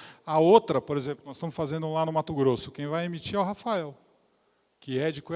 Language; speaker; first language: Portuguese; native; Portuguese